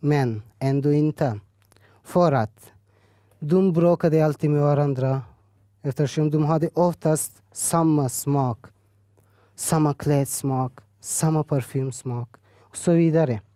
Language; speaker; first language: Swedish; early bilingual, other home language; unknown